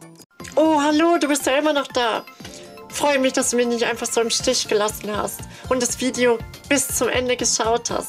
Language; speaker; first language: German; native; German